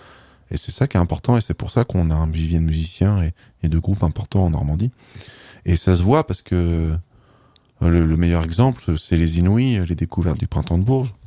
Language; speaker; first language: French; native; French